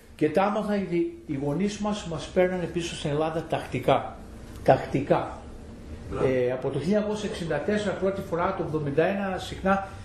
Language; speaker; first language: Greek; early bilingual, heritage; Greek